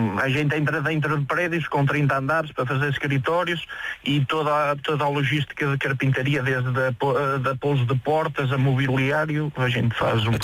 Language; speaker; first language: Portuguese; native; Portuguese